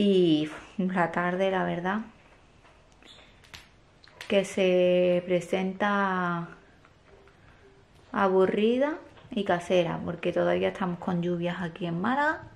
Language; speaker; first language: Spanish; native; Spanish